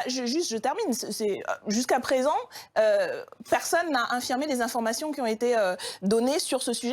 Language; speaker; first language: French; native; French